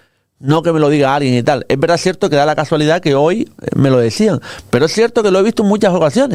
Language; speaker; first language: Spanish; native; Spanish